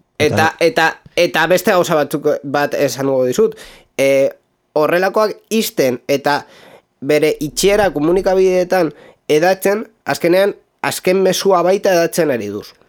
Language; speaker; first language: Basque; non-native, local second language; Spanish